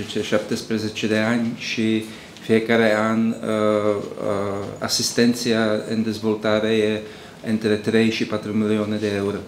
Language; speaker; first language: Romanian; non-native, learner; Czech